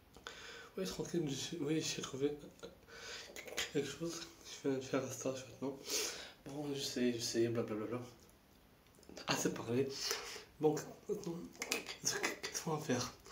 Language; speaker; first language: French; non-native, fluent; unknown